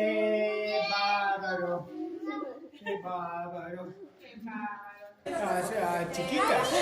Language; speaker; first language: Spanish; non-native, learner; English